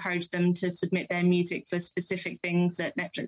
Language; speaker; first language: English; native; English